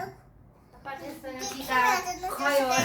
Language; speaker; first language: Korean; non-native, learner; Thai